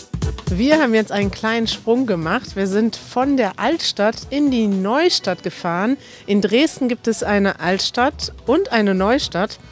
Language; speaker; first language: German; native; German